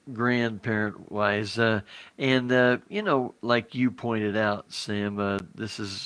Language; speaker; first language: English; native; English